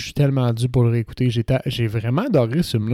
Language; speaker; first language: French; native; French